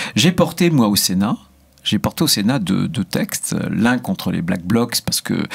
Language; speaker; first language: French; native; French